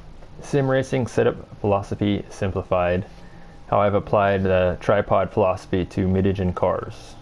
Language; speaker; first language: English; native; English